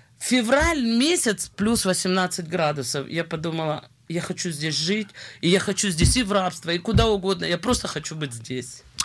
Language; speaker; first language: Russian; native; Russian